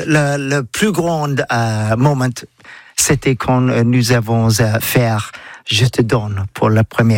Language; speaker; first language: French; non-native, learner; English